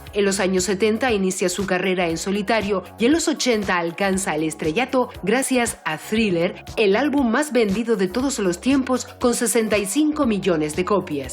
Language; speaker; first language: Spanish; native; Spanish